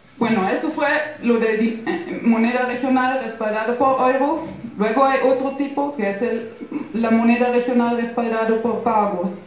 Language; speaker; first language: Spanish; non-native, fluent; German